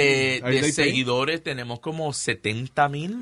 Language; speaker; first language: Spanish; early bilingual, heritage; Spanish